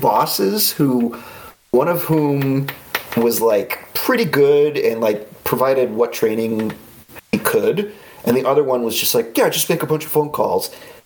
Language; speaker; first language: English; native; English